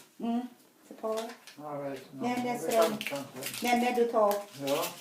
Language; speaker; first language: Swedish; non-native, learner; Thai